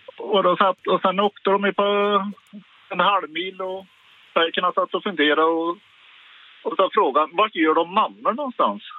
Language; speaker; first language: Swedish; native; Swedish